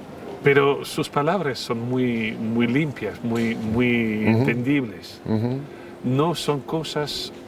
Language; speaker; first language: Spanish; non-native, fluent; French